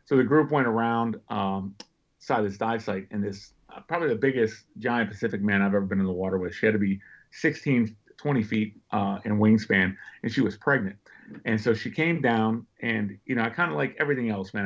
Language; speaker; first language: English; native; English